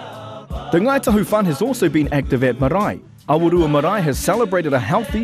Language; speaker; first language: English; native; English